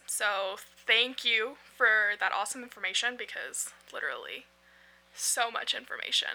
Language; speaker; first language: English; native; English